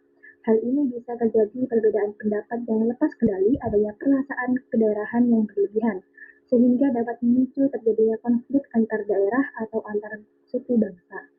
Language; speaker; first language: Indonesian; native; Indonesian